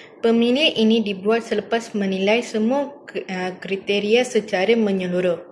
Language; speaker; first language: Malay; non-native, local second language; Tamil